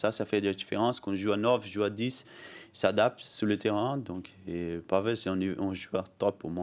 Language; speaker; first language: French; non-native, learner; Portuguese